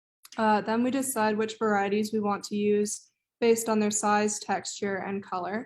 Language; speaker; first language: English; native; English